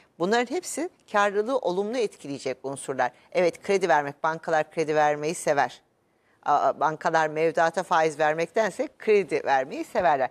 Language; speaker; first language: Turkish; native; Turkish